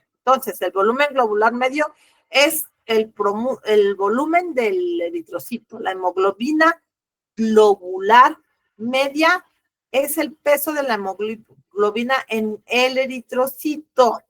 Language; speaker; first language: Spanish; native; Spanish